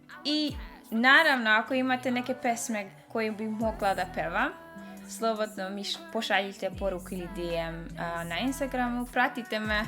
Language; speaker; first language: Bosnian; early bilingual, heritage; Dutch